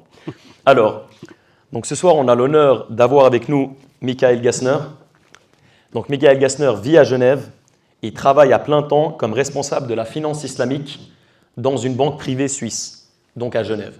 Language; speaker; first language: French; native; French